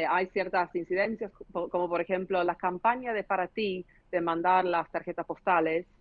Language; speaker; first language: Spanish; non-native, fluent; English